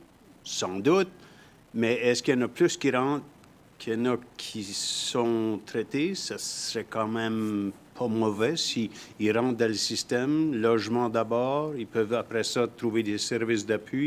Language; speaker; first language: French; native; French